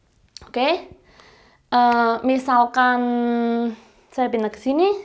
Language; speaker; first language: Indonesian; non-native, fluent; Spanish